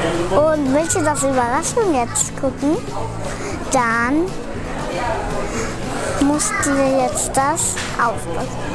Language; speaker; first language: German; early bilingual, other home language; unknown